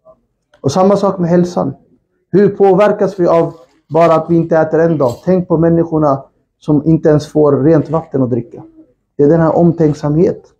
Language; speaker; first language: Swedish; non-native, fluent; Urdu